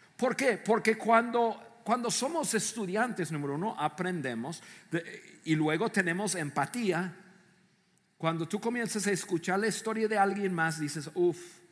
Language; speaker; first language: Spanish; non-native, fluent; English